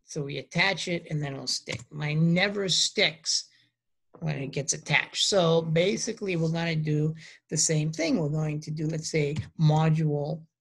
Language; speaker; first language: English; native; English